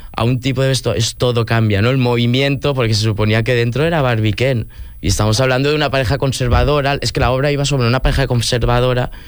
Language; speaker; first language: Spanish; non-native, local second language; Catalan